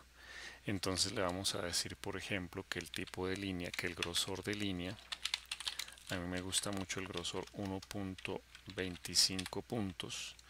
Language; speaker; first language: Spanish; native; Spanish